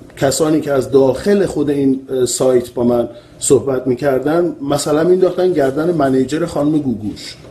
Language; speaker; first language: Persian; native; Persian